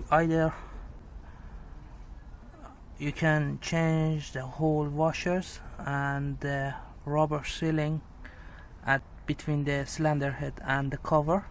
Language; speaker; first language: English; non-native, fluent; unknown